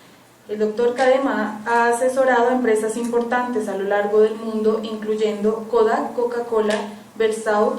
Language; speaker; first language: Spanish; native; Spanish